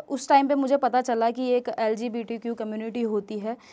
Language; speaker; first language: Hindi; native; Hindi